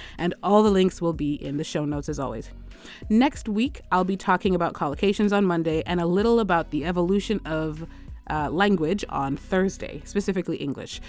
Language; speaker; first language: English; native; English